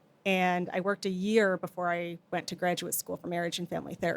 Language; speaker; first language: English; native; English